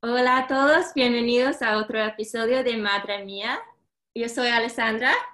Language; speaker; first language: Spanish; early bilingual, heritage; Spanish